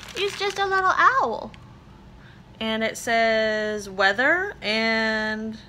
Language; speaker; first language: English; native; English